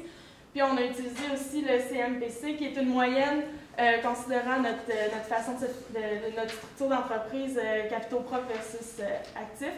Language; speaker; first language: French; native; French